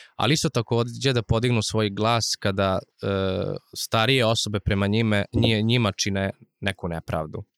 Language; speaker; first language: Serbian; non-native, local second language; Rusyn